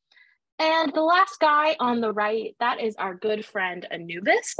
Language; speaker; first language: English; native; English